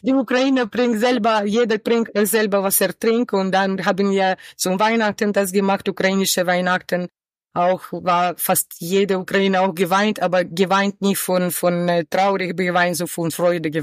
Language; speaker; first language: German; non-native, learner; Ukrainian